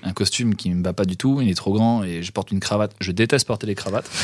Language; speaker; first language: French; native; French